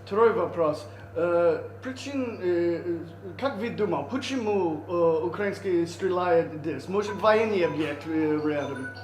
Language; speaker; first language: Russian; non-native, learner; English